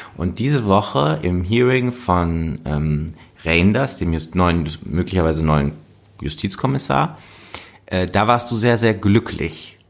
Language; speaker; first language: German; native; German